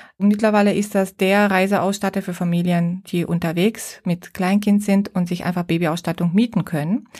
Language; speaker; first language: German; non-native, fluent; Bulgarian